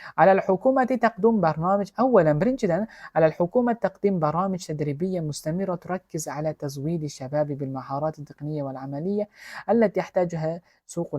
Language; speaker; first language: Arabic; non-native, fluent; Uzbek